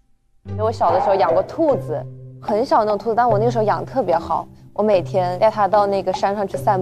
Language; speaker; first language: Chinese; native; Chinese